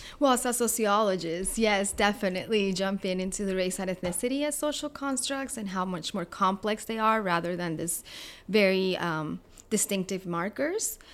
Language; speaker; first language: English; non-native, fluent; Spanish